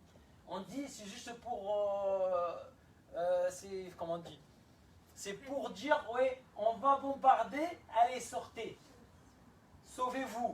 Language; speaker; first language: French; non-native, fluent; Arabic